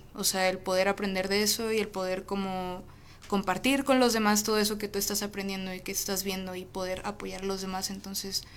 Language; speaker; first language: Spanish; native; Spanish